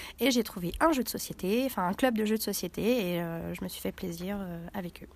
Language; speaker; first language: French; native; French